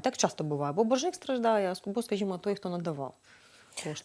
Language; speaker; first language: Ukrainian; native; Ukrainian